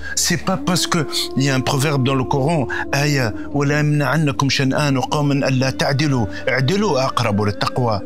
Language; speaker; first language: French; non-native, local second language; Arabic